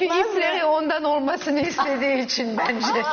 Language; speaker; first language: Turkish; early bilingual, heritage; Turkish